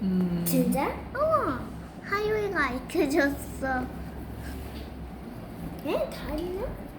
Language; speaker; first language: Korean; early bilingual, heritage; Korean